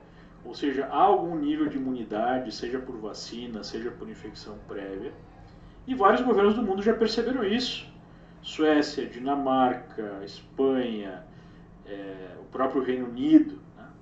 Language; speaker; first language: Portuguese; native; Portuguese